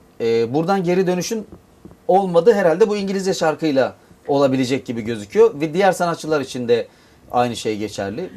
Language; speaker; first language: Turkish; native; Turkish